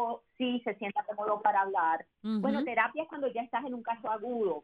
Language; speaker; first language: Spanish; early bilingual, heritage; Spanish